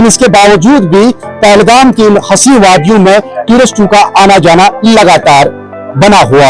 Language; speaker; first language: Hindi; non-native, local second language; Kashmiri